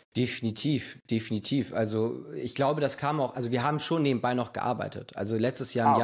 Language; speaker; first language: German; early bilingual, other home language; Spanish